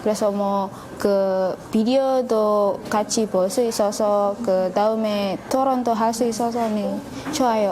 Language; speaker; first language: Korean; non-native, learner; Indonesian